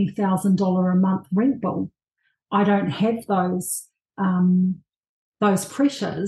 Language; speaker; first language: English; native; English